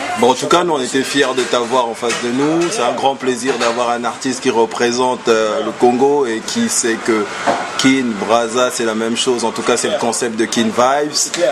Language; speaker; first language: French; native; French